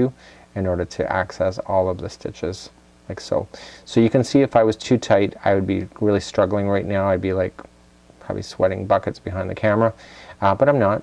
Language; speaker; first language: English; native; English